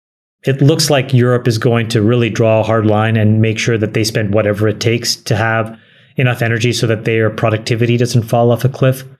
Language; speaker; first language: English; native; English